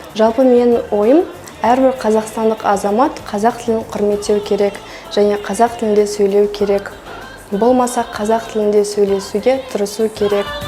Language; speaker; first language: Kazakh; non-native, local second language; Russian